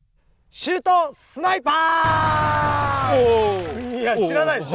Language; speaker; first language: Japanese; native; Japanese